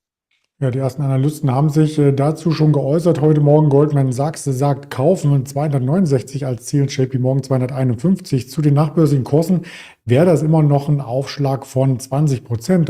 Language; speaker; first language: German; native; German